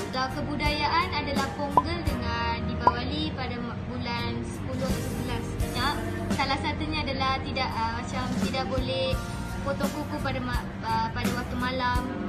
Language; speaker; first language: Malay; non-native, local second language; Tamil